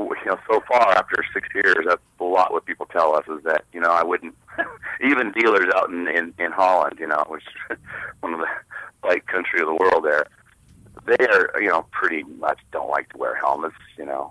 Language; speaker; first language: English; native; English